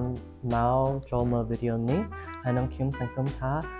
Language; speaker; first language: Khmer; non-native, learner; English